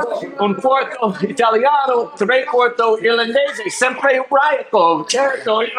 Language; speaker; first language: Italian; non-native, learner; English